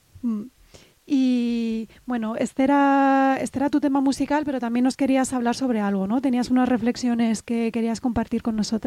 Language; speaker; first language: Spanish; native; Spanish